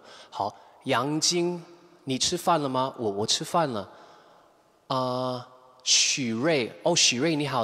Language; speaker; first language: Chinese; non-native, fluent; English